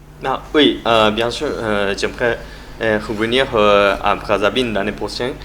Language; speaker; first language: French; non-native, learner; Japanese